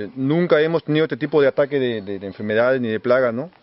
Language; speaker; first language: Spanish; native; Spanish